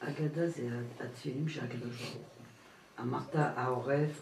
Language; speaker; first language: Hebrew; non-native, learner; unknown